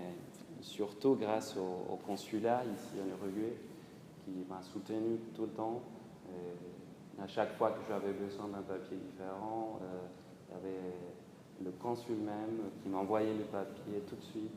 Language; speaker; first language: French; non-native, fluent; Spanish